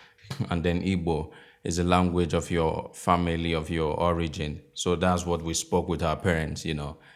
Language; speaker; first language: English; non-native, local second language; Igbo